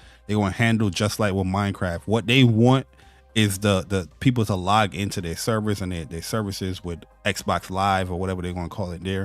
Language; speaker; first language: English; native; English